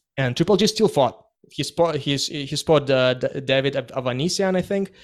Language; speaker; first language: English; non-native, fluent; Russian